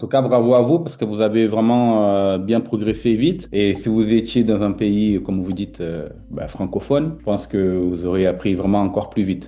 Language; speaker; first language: French; non-native, fluent; Portuguese